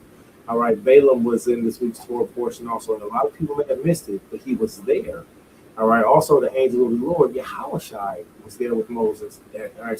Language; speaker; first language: English; native; English